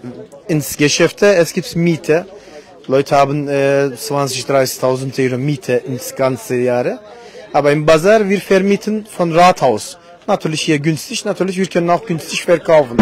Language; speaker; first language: German; non-native, fluent; Turkish